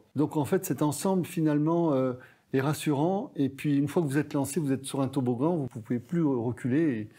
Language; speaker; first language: French; native; French